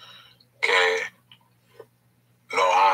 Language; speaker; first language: Spanish; non-native, learner; English